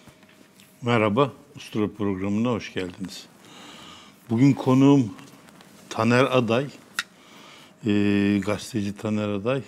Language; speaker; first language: Turkish; native; Turkish